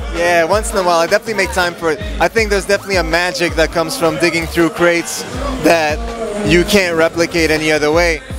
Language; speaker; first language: English; native; English